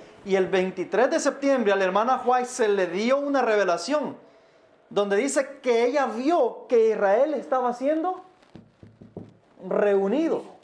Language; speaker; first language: Spanish; native; Spanish